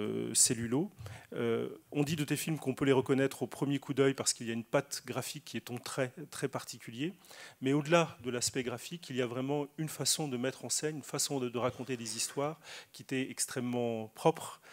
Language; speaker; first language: French; native; French